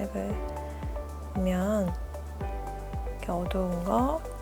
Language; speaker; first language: Korean; native; Korean